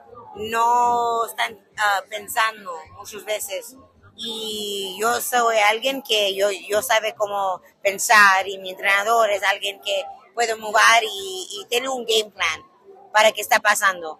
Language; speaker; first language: Spanish; non-native, learner; English